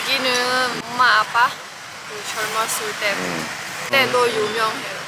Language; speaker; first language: Korean; non-native, learner; Thai